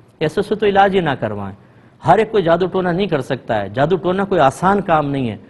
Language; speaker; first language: Urdu; native; Urdu